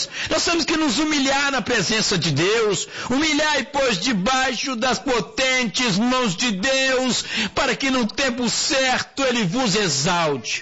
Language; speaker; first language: Portuguese; native; Portuguese